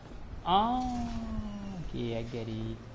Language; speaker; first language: English; non-native, local second language; Malay